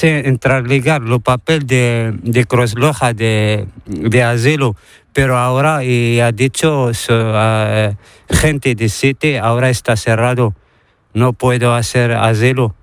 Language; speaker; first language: Spanish; non-native, learner; Arabic